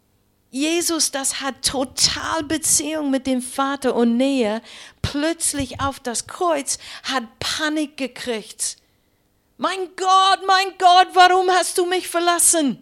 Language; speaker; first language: German; non-native, learner; English